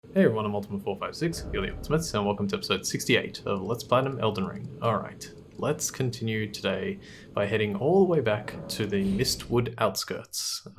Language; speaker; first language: English; native; English